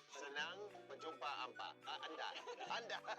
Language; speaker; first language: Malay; non-native, learner; English